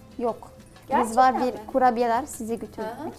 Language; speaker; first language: Turkish; non-native, learner; Arabic